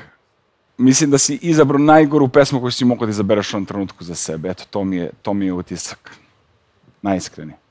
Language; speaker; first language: Serbian; native; Serbian